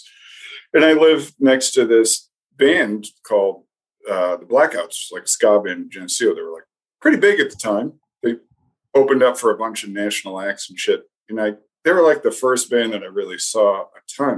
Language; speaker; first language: English; native; English